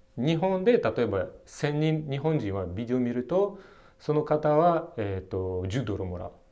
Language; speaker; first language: Japanese; non-native, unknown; Russian